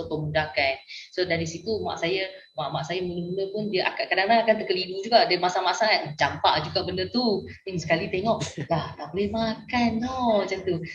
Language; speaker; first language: Malay; non-native, local second language; Min Nan Chinese